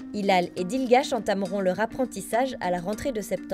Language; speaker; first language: French; native; French